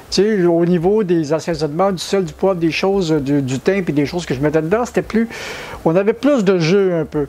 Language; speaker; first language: French; native; French